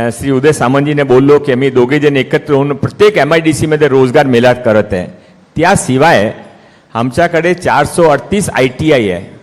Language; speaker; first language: Marathi; non-native, local second language; Hindi